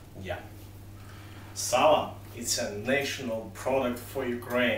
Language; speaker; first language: English; non-native, learner; Ukrainian